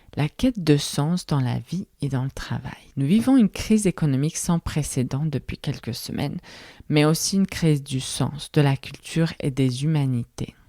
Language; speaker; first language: French; non-native, fluent; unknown